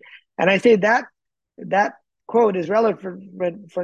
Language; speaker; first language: English; native; English